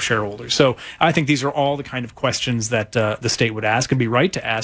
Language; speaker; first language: English; native; English